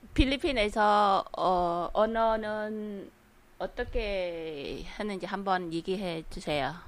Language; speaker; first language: Korean; non-native, learner; Vietnamese